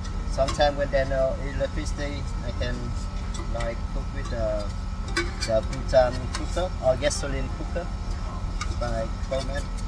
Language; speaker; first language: English; non-native, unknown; Vietnamese